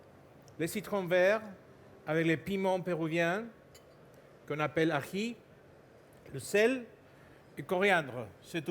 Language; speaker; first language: French; non-native, fluent; Spanish